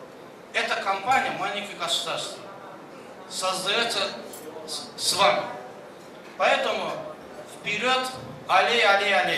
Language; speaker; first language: Russian; non-native, fluent; Azerbaijani